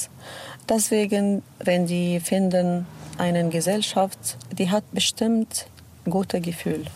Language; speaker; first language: German; non-native, learner; Arabic